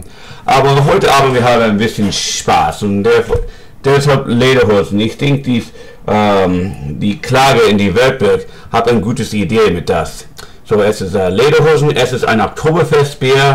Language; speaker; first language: German; non-native, learner; English